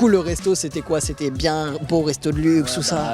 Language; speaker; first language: French; native; French